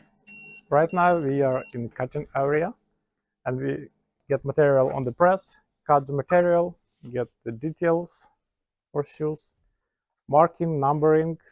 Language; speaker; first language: English; non-native, learner; Ukrainian